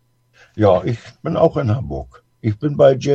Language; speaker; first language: German; early bilingual, other home language; English